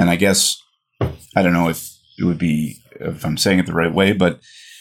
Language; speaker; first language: English; native; English